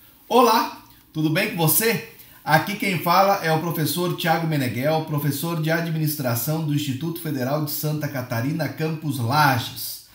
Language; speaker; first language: Portuguese; native; Portuguese